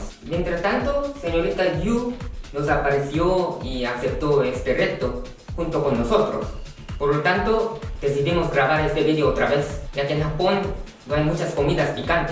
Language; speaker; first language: Spanish; non-native, fluent; Korean